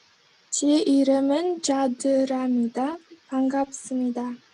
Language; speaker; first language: Korean; non-native, learner; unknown